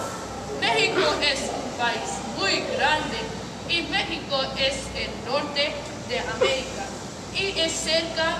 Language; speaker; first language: Spanish; non-native, learner; English